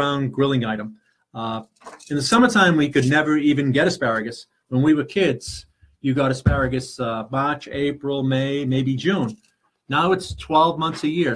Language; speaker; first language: English; native; English